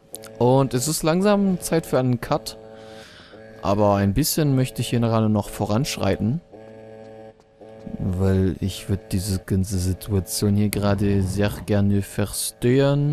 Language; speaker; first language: German; native; German